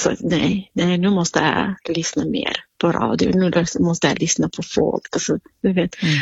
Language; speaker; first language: Swedish; non-native, fluent; Kurdish